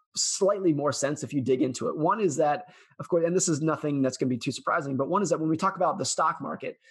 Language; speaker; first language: English; native; English